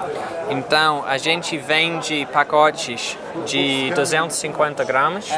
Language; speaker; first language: Portuguese; non-native, fluent; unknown